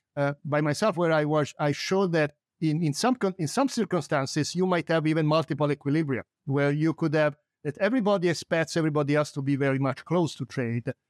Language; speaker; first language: English; non-native, fluent; Italian